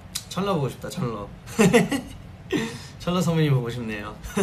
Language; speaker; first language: Korean; early bilingual, heritage; Korean